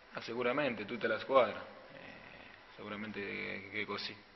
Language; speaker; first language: Italian; non-native, fluent; Spanish